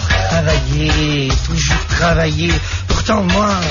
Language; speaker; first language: French; native; French